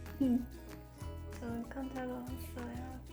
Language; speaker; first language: Korean; non-native, learner; Chinese